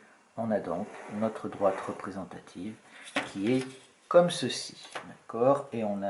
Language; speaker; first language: French; native; French